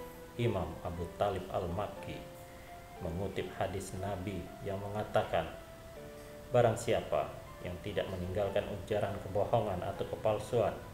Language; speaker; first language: Indonesian; native; Indonesian